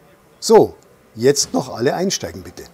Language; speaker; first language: German; native; German